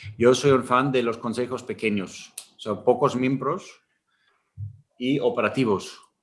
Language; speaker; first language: Spanish; non-native, fluent; German